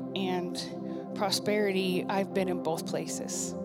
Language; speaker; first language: English; native; English